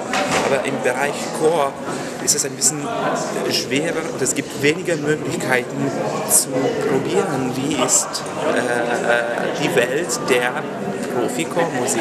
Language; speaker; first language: German; non-native, fluent; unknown